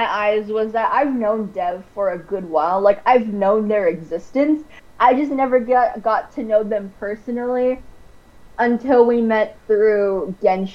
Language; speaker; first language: English; native; English